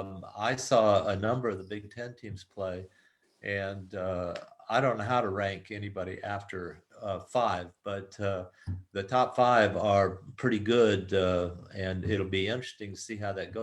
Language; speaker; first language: English; native; English